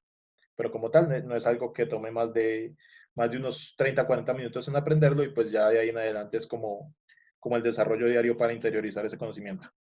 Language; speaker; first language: Spanish; native; Spanish